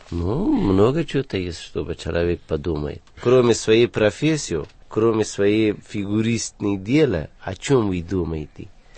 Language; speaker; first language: Russian; non-native, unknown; Persian